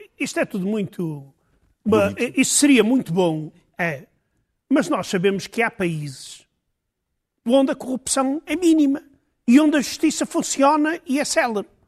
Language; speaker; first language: Portuguese; native; Portuguese